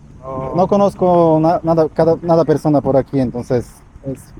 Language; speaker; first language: Spanish; non-native, learner; Slovak